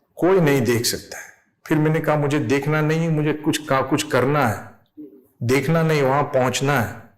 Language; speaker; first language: Urdu; non-native, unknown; English